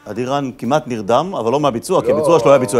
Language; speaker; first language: Hebrew; native; Hebrew